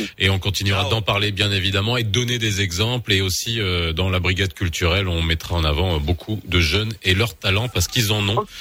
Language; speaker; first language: French; non-native, local second language; Arabic